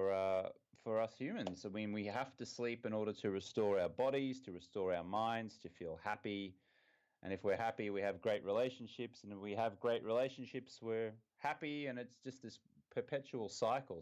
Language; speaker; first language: English; native; English